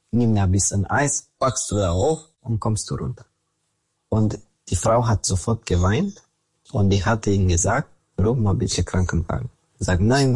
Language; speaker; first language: German; non-native, learner; Romanian